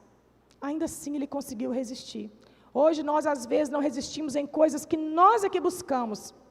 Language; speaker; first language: Portuguese; native; Portuguese